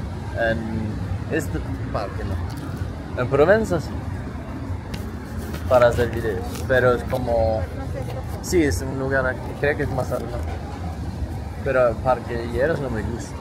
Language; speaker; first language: Spanish; non-native, learner; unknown